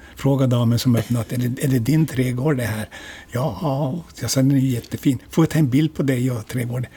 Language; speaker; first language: Swedish; native; Swedish